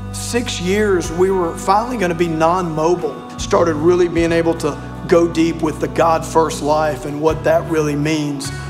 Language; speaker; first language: English; native; English